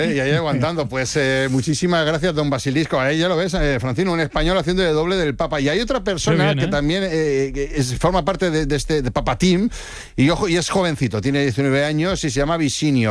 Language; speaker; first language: Spanish; native; Spanish